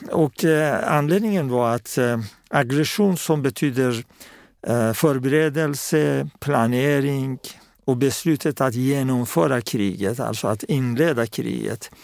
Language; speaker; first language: Swedish; non-native, fluent; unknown